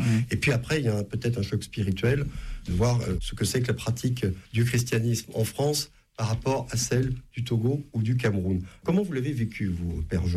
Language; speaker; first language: French; native; French